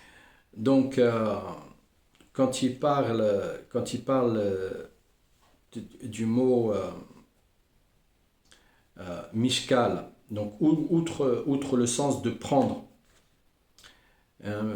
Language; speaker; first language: French; native; French